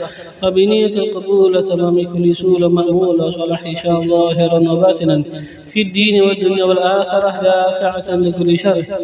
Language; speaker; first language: Arabic; non-native, fluent; Indonesian